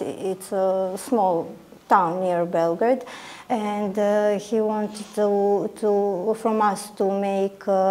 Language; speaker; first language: English; non-native, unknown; Serbian